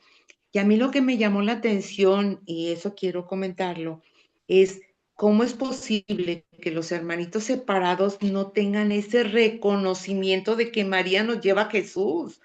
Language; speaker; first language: Spanish; native; Spanish